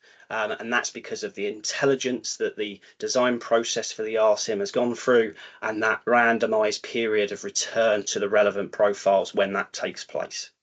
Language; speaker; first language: English; native; English